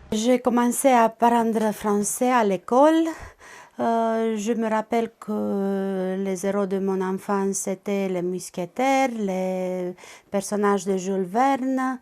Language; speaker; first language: French; non-native, fluent; Romanian